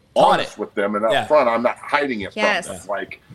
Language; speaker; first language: English; native; English